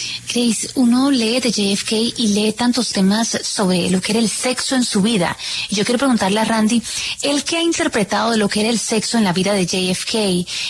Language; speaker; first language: Spanish; native; Spanish